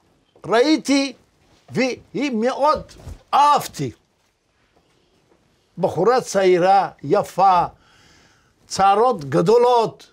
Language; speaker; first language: Hebrew; non-native, learner; Tajik